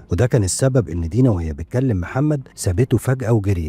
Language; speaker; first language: Arabic; native; Arabic